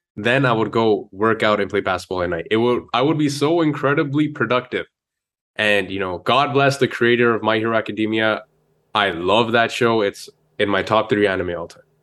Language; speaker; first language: English; native; English